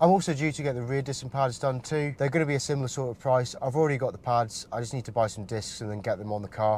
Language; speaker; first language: English; native; English